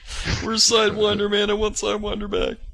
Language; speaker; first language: English; native; English